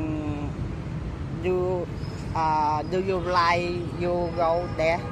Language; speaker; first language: English; non-native, learner; Vietnamese